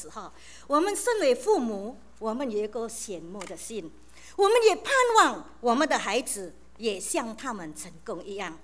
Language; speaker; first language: Chinese; native; Chinese